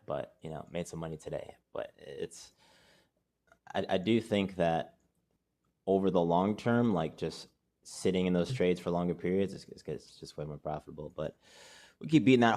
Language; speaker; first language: English; native; English